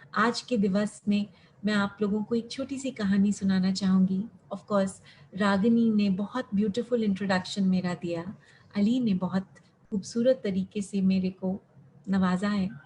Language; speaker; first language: Hindi; early bilingual, heritage; Hindi